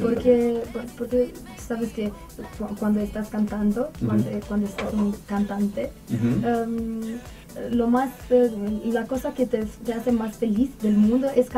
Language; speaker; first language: Spanish; non-native, learner; Romanian